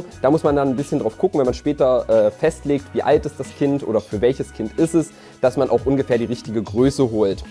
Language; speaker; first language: German; native; German